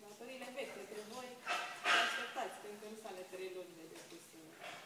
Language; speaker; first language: Romanian; native; Romanian